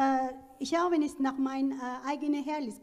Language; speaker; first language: German; non-native, fluent; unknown